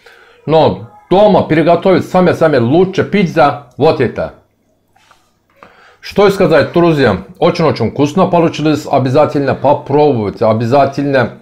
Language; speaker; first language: Russian; non-native, learner; Turkish